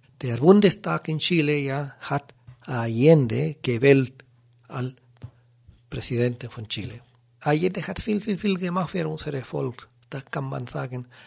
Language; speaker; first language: German; non-native, learner; Spanish